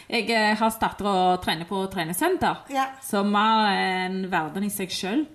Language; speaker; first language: Norwegian; non-native, fluent; Spanish